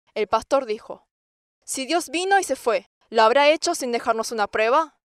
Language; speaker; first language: Spanish; non-native, fluent; English